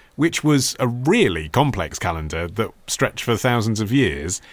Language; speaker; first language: English; native; English